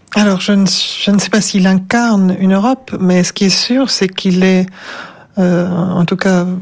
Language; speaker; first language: French; non-native, fluent; German